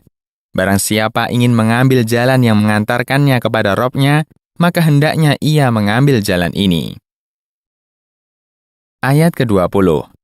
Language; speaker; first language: Indonesian; native; Indonesian